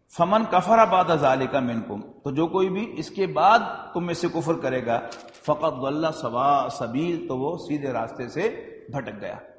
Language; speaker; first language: Urdu; native; Urdu